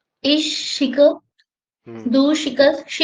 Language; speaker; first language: German; non-native, learner; Hindi